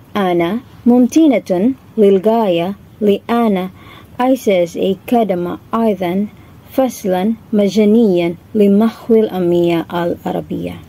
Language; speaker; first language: Arabic; non-native, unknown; Filipino